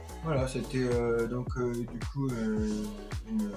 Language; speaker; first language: French; native; French